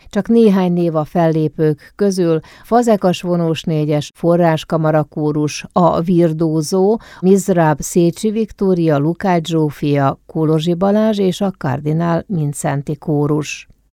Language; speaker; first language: Hungarian; native; Hungarian